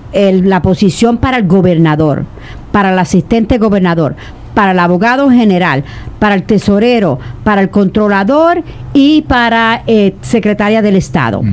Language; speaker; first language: Spanish; native; Spanish